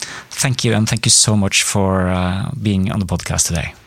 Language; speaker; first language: English; non-native, fluent; Norwegian